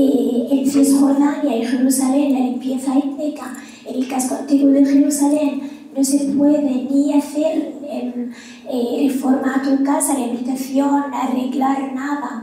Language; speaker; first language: Spanish; non-native, fluent; Arabic